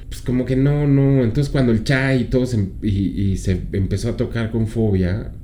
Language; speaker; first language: Spanish; native; Spanish